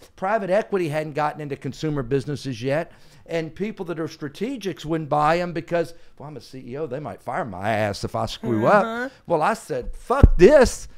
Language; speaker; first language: English; native; English